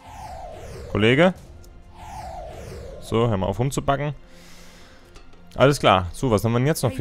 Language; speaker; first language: German; native; German